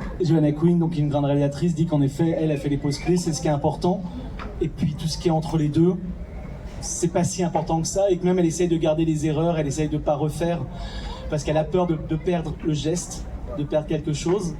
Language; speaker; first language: French; native; French